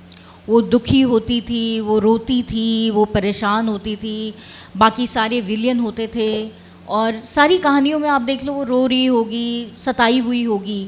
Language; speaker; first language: Hindi; native; Hindi